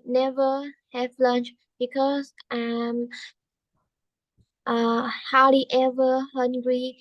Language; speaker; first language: English; non-native, learner; Vietnamese